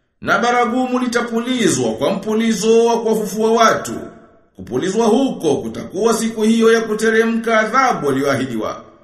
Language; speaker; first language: Swahili; native; Swahili